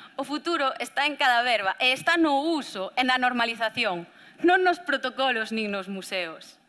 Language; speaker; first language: Galician; native; Galician